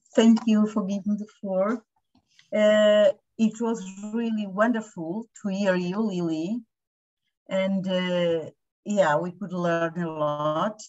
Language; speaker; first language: English; non-native, fluent; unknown